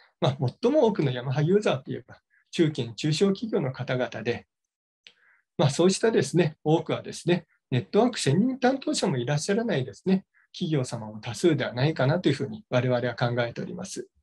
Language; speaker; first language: Japanese; native; Japanese